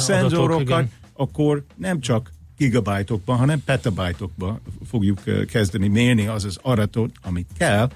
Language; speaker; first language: Hungarian; non-native, fluent; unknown